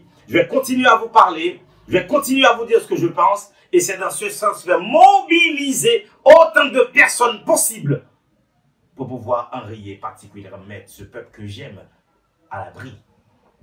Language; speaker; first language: French; non-native, local second language; Haitian Creole